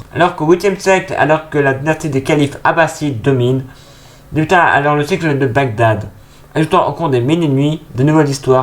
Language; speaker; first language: French; native; French